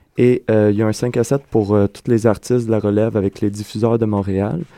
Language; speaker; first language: French; native; French